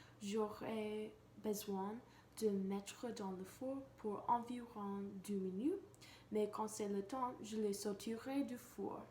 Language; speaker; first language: French; non-native, learner; English